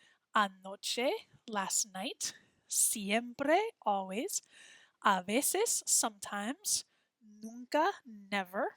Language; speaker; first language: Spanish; non-native, fluent; English